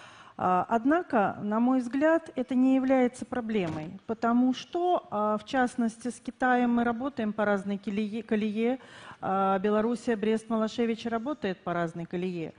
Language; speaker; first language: Russian; native; Russian